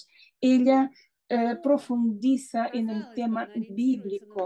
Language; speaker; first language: Spanish; non-native, fluent; Russian